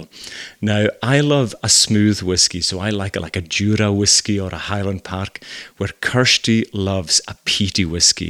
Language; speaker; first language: English; native; English